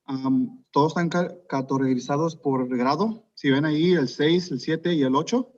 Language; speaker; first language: Spanish; early bilingual, heritage; Spanish